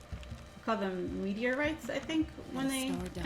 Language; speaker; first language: English; native; English